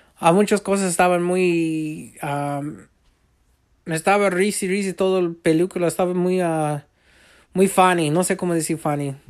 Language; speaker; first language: Spanish; early bilingual, heritage; Spanish